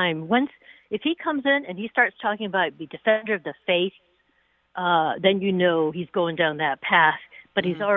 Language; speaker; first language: English; native; English